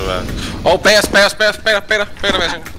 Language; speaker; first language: Danish; native; Danish